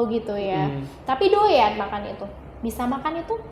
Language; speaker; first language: Indonesian; native; Indonesian